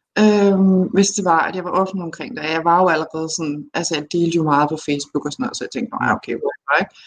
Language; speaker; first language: Danish; early bilingual, other home language; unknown